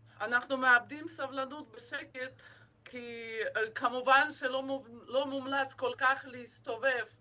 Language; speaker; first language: Hebrew; non-native, fluent; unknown